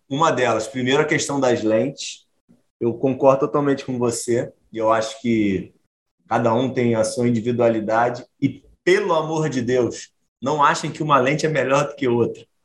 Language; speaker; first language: Portuguese; native; Portuguese